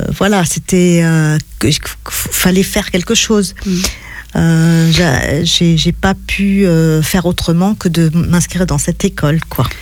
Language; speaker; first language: French; non-native, local second language; Arabic